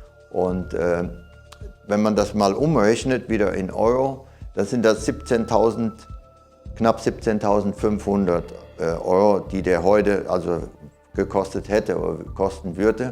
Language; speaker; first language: German; native; German